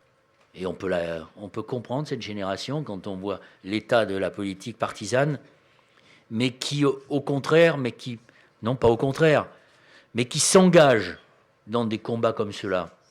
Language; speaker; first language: French; native; French